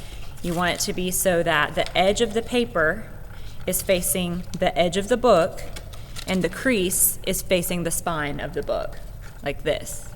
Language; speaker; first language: English; native; English